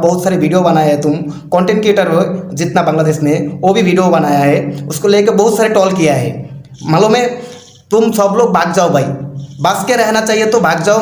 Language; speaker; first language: Hindi; non-native, learner; Bangla